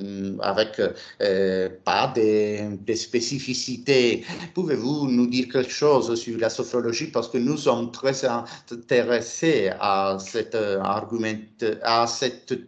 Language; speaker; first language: French; non-native, fluent; Italian